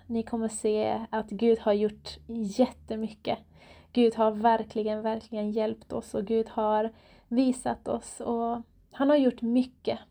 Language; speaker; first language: Swedish; non-native, fluent; Persian